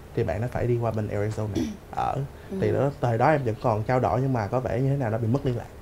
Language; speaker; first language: Vietnamese; early bilingual, other home language; English